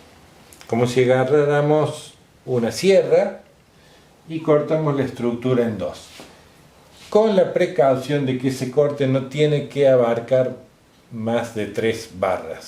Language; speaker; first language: Spanish; native; Spanish